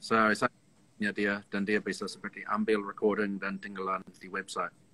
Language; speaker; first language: Indonesian; non-native, learner; English